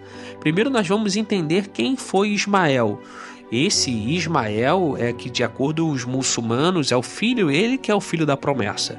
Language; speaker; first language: Portuguese; native; Portuguese